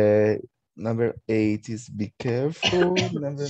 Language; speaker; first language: English; non-native, learner; Portuguese